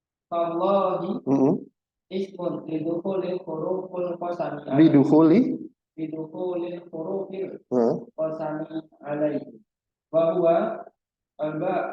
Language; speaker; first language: Arabic; non-native, learner; Indonesian